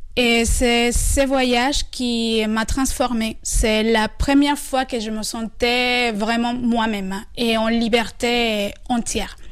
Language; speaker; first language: French; non-native, fluent; Spanish